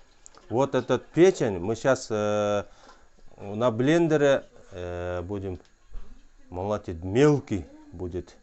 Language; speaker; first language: Russian; non-native, local second language; Kyrgyz